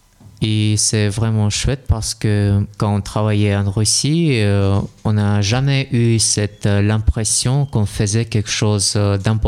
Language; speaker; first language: French; non-native, learner; Russian